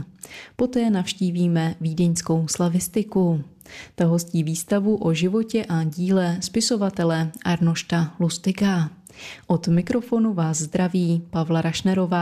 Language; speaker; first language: Czech; native; Czech